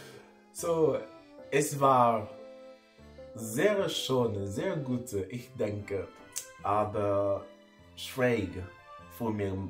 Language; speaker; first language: German; non-native, learner; English